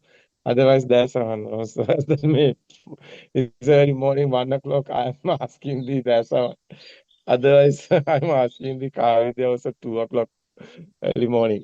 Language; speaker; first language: English; non-native, learner; Sinhala